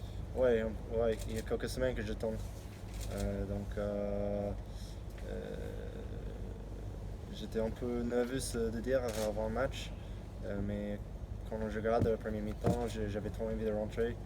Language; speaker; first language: French; non-native, learner; English